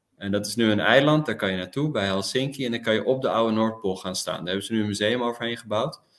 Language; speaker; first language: Dutch; native; Dutch